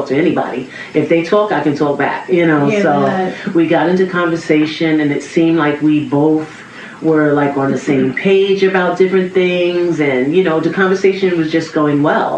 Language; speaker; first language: English; native; English